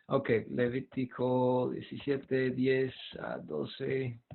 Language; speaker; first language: Spanish; non-native, fluent; English